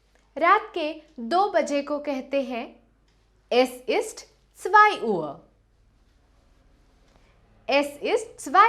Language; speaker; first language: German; non-native, fluent; Hindi